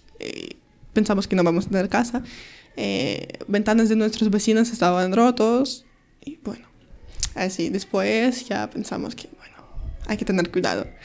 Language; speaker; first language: Spanish; non-native, learner; Ukrainian